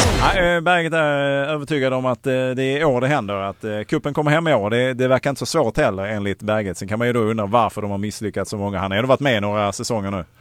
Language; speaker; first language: Swedish; native; Swedish